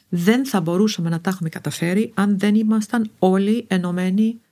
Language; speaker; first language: Greek; non-native, fluent; Arabic